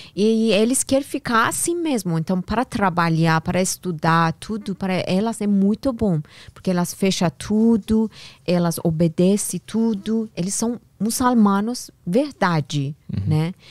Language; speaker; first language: Portuguese; non-native, learner; Persian